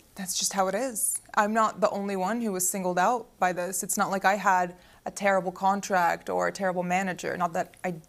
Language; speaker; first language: English; early bilingual, other home language; Arabic